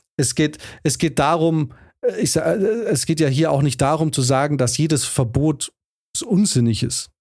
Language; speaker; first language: German; native; German